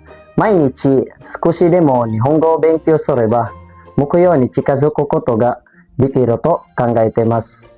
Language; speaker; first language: Japanese; non-native, learner; Filipino